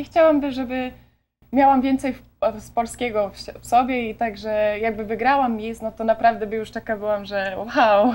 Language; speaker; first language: Polish; early bilingual, heritage; Polish